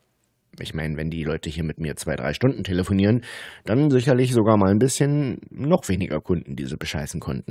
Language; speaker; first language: German; native; German